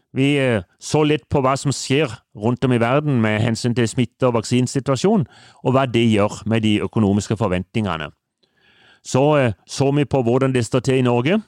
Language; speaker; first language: Norwegian; native; Norwegian